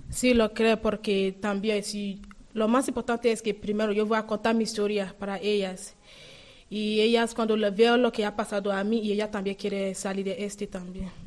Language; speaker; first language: Spanish; non-native, learner; Yoruba